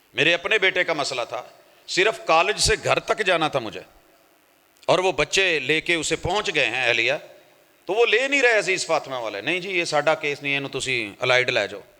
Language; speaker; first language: Urdu; non-native, local second language; Punjabi